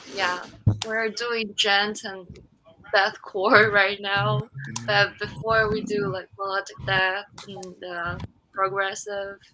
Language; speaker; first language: English; non-native, fluent; Chinese